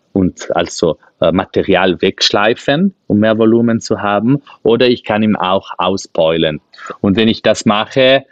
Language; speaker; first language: German; non-native, local second language; Ladin